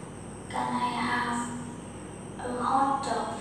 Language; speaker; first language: English; non-native, learner; Vietnamese